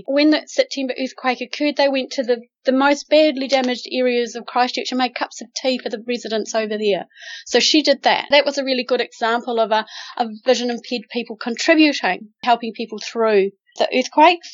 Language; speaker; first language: English; native; English